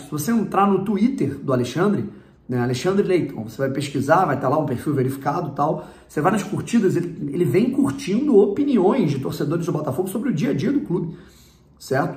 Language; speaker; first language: Portuguese; native; Portuguese